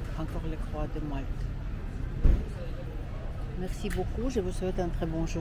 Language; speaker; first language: French; non-native, fluent; Russian